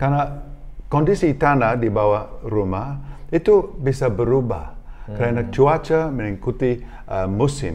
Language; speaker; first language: Indonesian; non-native, learner; English